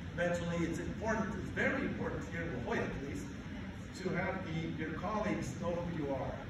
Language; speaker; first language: English; non-native, fluent; Spanish